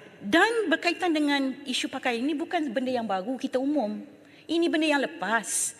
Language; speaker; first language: Malay; native; Malay